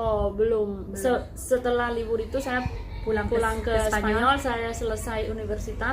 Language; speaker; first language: Indonesian; non-native, fluent; Spanish